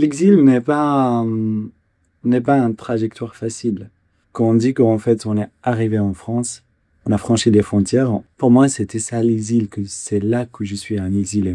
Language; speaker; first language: French; non-native, fluent; Kurdish